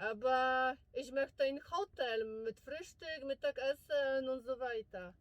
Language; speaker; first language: German; non-native, learner; Polish